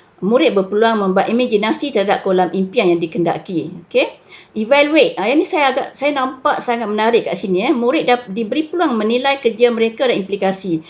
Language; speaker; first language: Malay; native; Malay